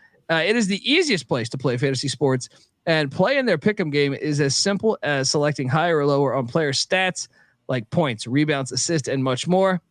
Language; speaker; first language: English; native; English